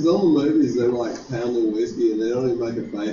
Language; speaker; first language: English; native; English